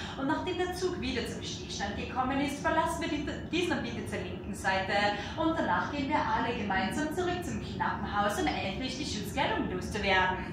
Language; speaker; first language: German; native; German